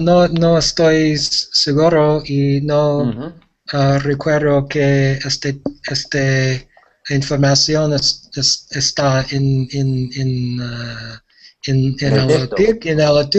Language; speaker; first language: Spanish; non-native, learner; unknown